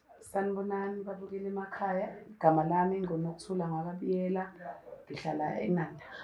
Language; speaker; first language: Zulu; native; Zulu